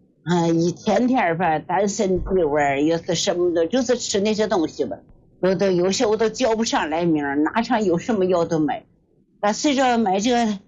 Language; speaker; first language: Chinese; native; Chinese